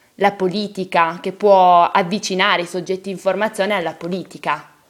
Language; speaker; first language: Italian; native; Italian